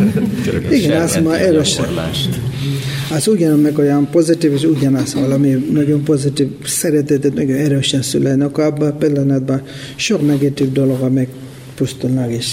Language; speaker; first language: Hungarian; non-native, learner; Tibetan